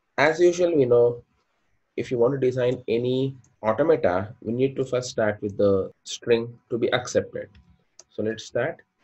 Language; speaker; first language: English; non-native, local second language; Kannada